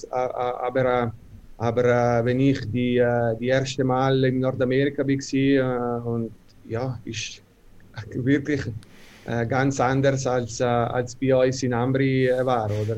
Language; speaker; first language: German; non-native, local second language; Italian